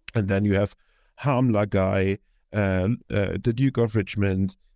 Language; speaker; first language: English; non-native, fluent; German